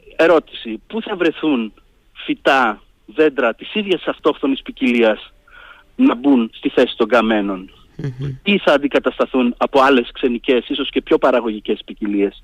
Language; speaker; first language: Greek; native; Greek